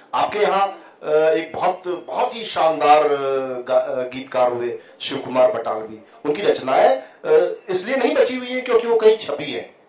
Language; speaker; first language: Hindi; native; Hindi